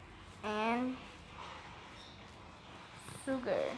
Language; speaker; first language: English; non-native, learner; Portuguese